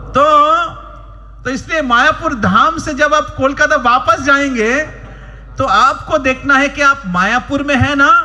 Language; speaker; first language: Hindi; non-native, local second language; Bangla